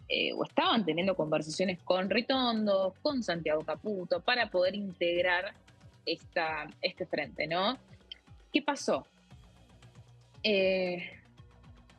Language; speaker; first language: Spanish; native; Spanish